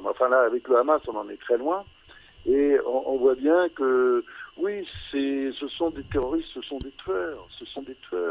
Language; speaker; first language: French; native; French